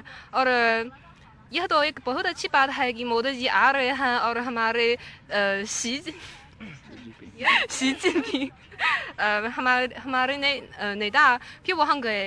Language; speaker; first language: Hindi; non-native, fluent; Chinese